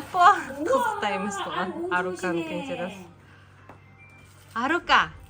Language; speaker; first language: Korean; non-native, learner; Kazakh